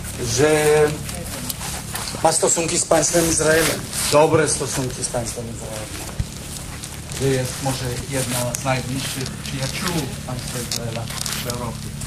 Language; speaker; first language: Polish; non-native, fluent; Hebrew